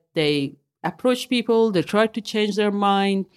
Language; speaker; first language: English; non-native, fluent; Persian